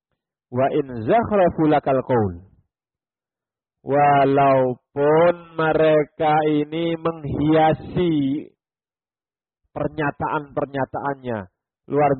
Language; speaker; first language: Indonesian; native; Indonesian